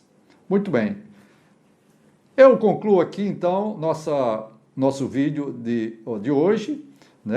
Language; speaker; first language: Portuguese; native; Portuguese